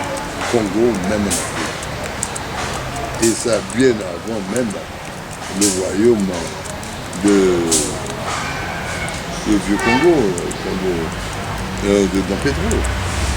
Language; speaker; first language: French; non-native, local second language; Haitian Creole